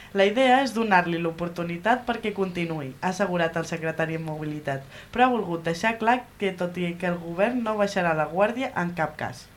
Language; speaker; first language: Catalan; native; Catalan